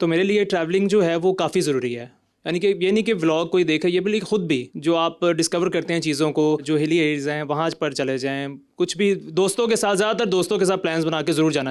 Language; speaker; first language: Urdu; native; Urdu